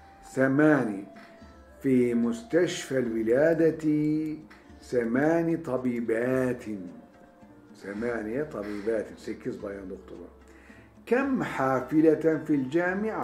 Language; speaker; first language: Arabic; non-native, fluent; Turkish